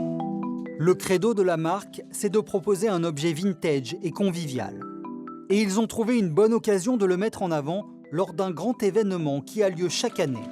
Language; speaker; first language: French; native; French